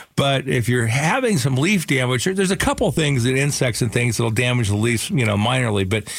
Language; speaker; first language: English; native; English